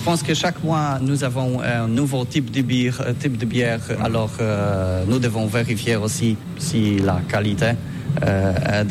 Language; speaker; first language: French; non-native, learner; Polish